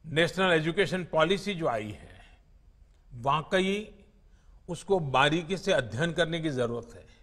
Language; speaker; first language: Hindi; non-native, local second language; Gujarati